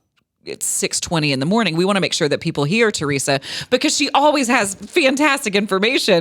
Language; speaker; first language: English; native; English